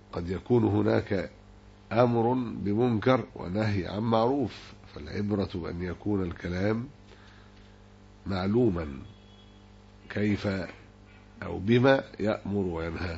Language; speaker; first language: Arabic; native; Arabic